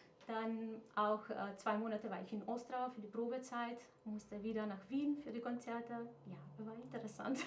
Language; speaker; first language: German; non-native, fluent; Macedonian